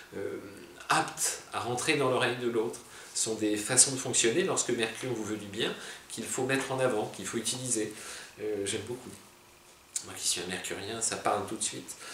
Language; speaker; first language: French; native; French